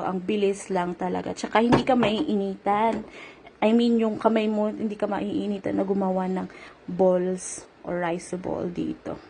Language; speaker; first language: Filipino; native; Filipino